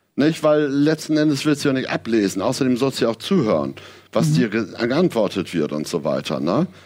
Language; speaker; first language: German; native; German